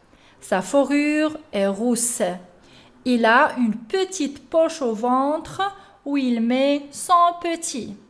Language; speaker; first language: French; non-native, local second language; Arabic